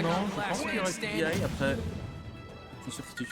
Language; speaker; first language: French; native; French